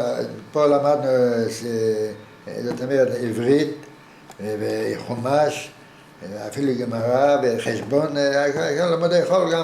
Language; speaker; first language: Hebrew; non-native, fluent; Yiddish